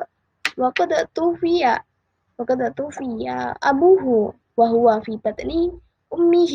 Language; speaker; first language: Arabic; non-native, fluent; Indonesian